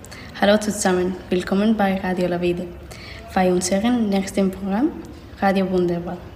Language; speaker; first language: German; non-native, learner; Spanish